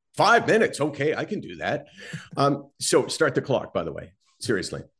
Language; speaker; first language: English; native; English